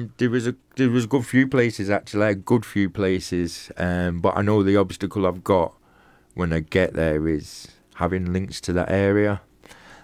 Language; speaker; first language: English; native; English